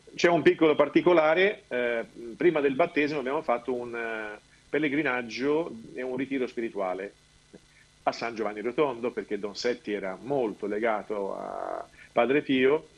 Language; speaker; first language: Italian; non-native, fluent; Albanian